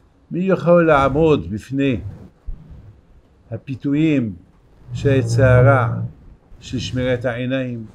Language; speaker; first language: Hebrew; non-native, fluent; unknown